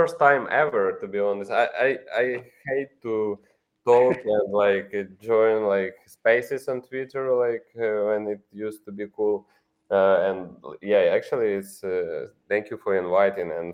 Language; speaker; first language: English; non-native, fluent; Ukrainian